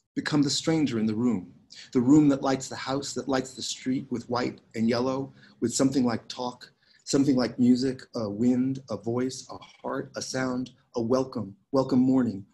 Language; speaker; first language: English; native; English